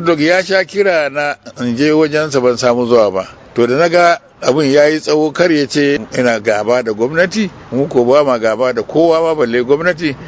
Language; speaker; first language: Hausa; native; Hausa